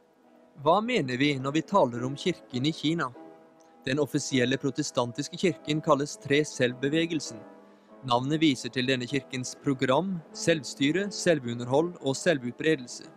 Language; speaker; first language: Norwegian; native; Norwegian